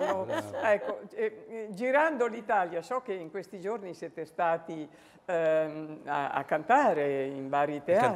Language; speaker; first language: Italian; native; Italian